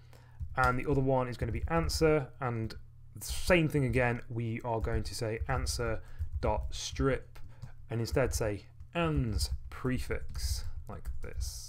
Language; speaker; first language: English; native; English